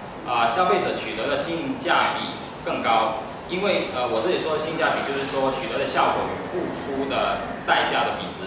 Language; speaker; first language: Chinese; native; Chinese